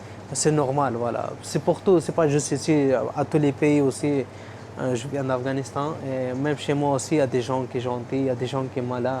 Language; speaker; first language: French; non-native, learner; Persian